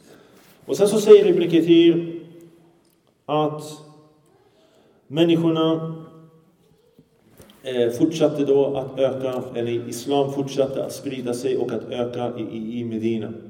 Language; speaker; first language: Swedish; early bilingual, other home language; Arabic